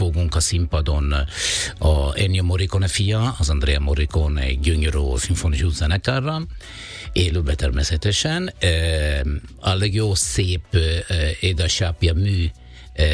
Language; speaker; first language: Hungarian; non-native, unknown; Italian